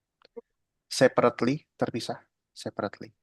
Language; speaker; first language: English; non-native, learner; Indonesian